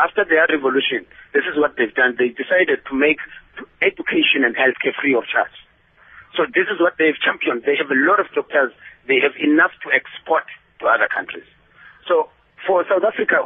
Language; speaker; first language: English; non-native, local second language; Xhosa